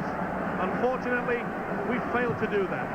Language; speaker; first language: English; native; English